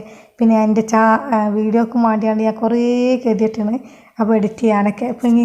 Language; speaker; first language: Malayalam; native; Malayalam